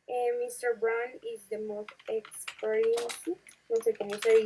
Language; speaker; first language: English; non-native, learner; Spanish